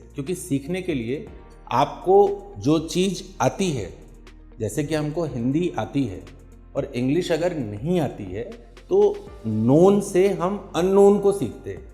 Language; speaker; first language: Hindi; native; Hindi